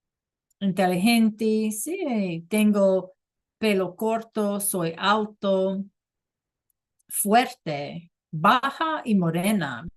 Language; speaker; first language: Spanish; non-native, learner; English